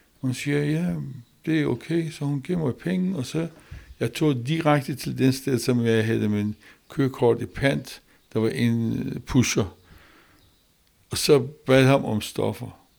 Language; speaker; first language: Danish; non-native, learner; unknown